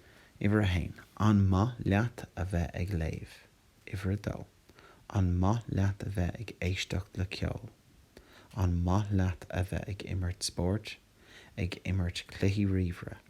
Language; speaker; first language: Irish; non-native, local second language; English